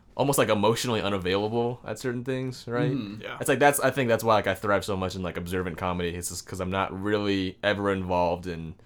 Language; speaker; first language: English; native; English